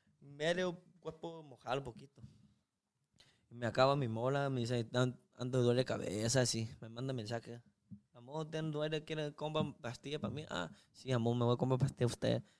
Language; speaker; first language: Spanish; non-native, learner; Chinese